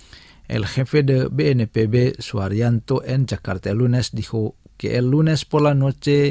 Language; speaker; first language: Spanish; non-native, fluent; Indonesian